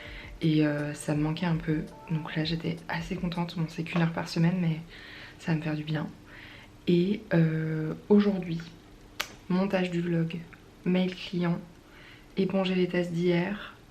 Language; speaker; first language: French; native; French